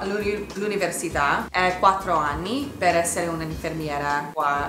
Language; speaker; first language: Italian; early bilingual, heritage; Italian